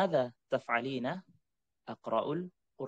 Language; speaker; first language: Arabic; non-native, fluent; Indonesian